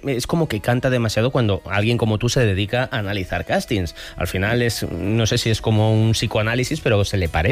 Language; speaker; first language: Spanish; native; Spanish